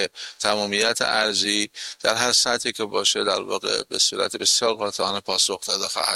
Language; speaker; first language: Persian; native; Persian